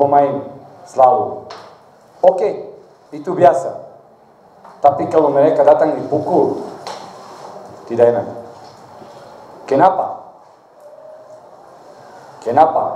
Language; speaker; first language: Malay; non-native, learner; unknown